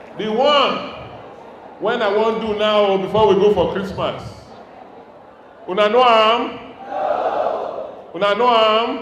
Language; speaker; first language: Nigerian Pidgin; non-native, local second language; Bini